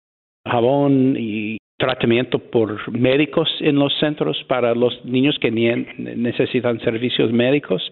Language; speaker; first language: Spanish; non-native, fluent; English